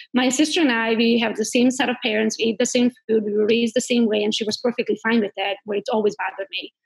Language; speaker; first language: English; non-native, fluent; Hungarian